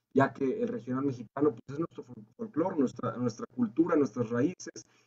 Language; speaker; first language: Spanish; native; Spanish